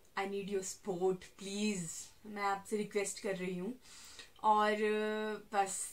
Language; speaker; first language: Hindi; native; Hindi